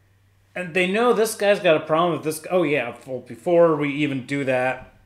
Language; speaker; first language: English; native; English